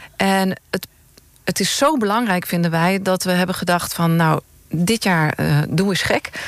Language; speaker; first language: Dutch; native; Dutch